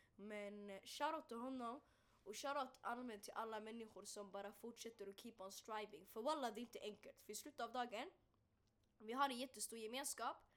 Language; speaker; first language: Swedish; early bilingual, other home language; Tigrinya